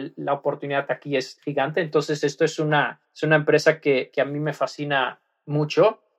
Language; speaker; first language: Spanish; non-native, fluent; Dutch